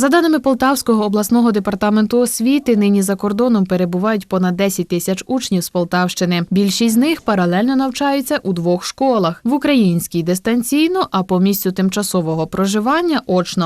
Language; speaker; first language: Ukrainian; native; Ukrainian